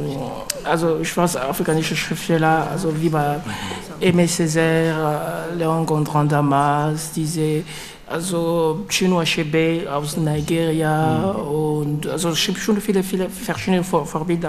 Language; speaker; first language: German; non-native, learner; French